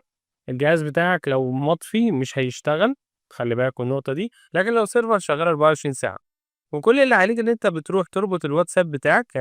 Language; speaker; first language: Arabic; native; Arabic